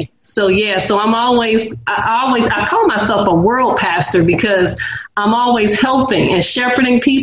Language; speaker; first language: English; native; English